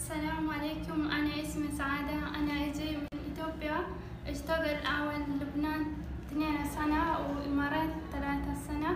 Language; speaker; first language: Arabic; non-native, learner; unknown